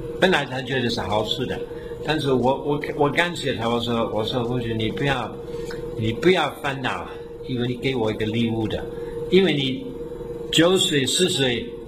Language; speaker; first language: Chinese; non-native, fluent; English